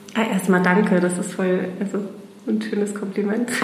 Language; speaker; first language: German; native; German